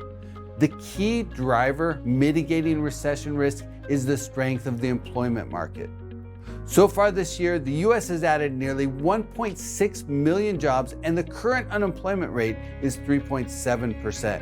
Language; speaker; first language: English; native; English